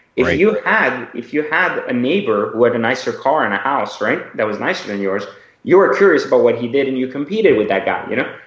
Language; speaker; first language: English; early bilingual, other home language; Persian